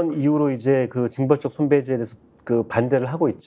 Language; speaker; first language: Korean; native; Korean